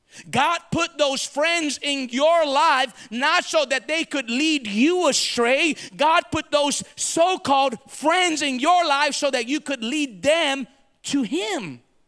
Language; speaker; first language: English; early bilingual, other home language; Spanish